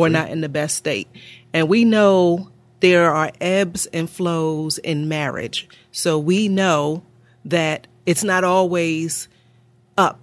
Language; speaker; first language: English; native; English